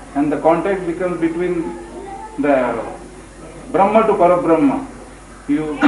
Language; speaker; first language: English; non-native, local second language; Marathi